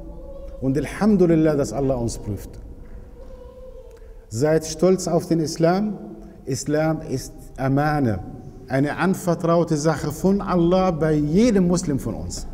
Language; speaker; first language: German; non-native, fluent; Arabic